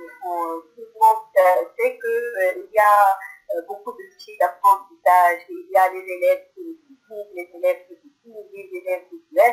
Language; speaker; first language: French; non-native, local second language; Arabic